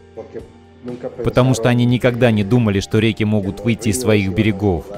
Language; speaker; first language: Russian; non-native, fluent; Spanish